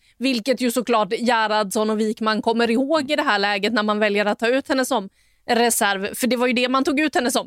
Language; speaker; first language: Swedish; native; Swedish